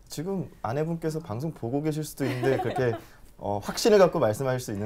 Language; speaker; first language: Korean; native; Korean